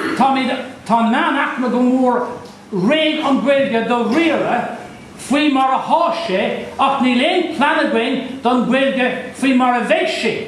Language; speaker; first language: Irish; native; Irish